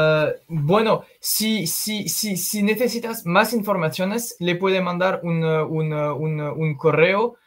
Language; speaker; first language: Spanish; non-native, fluent; French